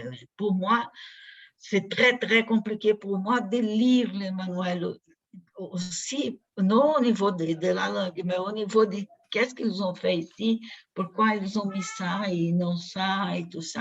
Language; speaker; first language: French; non-native, fluent; Portuguese